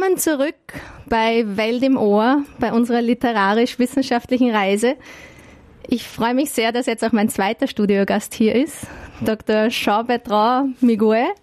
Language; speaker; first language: German; native; German